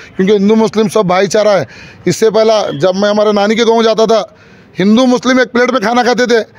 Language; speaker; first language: Hindi; native; Hindi